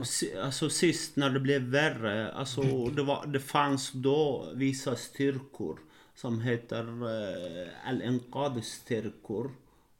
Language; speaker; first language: Swedish; non-native, fluent; Arabic